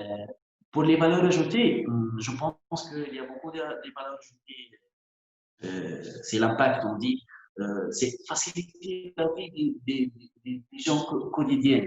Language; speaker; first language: French; non-native, local second language; Arabic